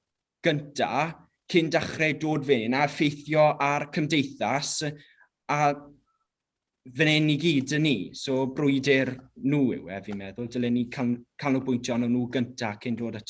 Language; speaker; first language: Welsh; native; Welsh